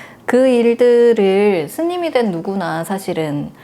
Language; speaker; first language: Korean; native; Korean